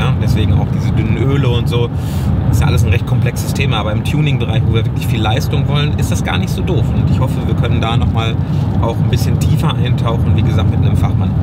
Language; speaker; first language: German; native; German